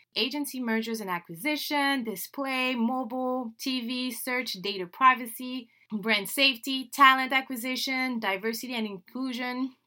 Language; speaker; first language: English; non-native, fluent; French